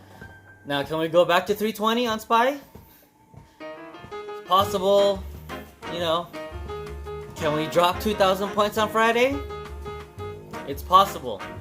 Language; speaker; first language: English; native; English